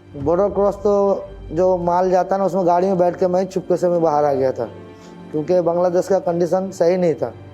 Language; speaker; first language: Hindi; non-native, fluent; Bangla